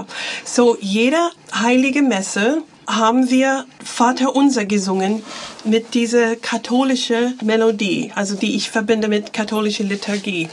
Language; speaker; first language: German; non-native, fluent; English